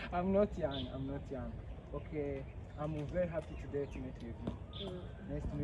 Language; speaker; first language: English; non-native, learner; Kinyarwanda